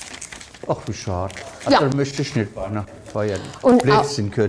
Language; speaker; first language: German; native; German